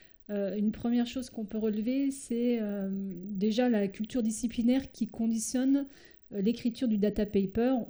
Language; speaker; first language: French; native; French